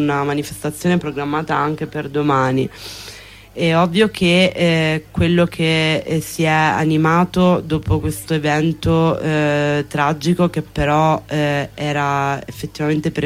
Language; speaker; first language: Italian; native; Italian